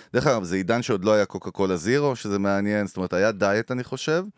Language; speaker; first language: Hebrew; native; Hebrew